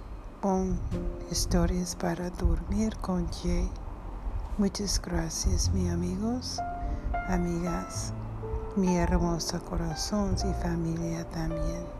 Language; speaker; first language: Spanish; non-native, learner; English